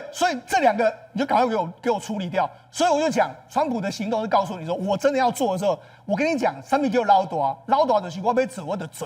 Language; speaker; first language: Chinese; native; Chinese